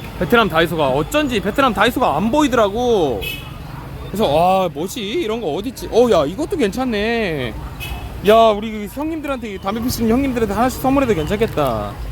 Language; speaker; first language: Korean; native; Korean